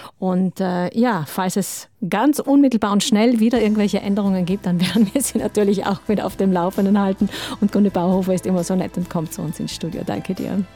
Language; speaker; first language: German; native; German